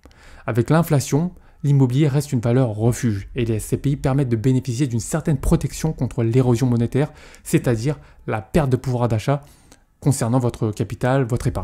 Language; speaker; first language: French; native; French